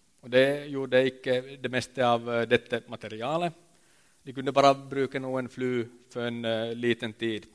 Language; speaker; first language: Swedish; non-native, local second language; Finnish